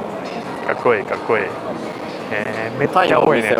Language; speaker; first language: Japanese; non-native, learner; Thai